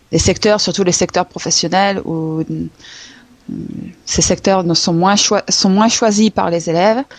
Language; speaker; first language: French; native; French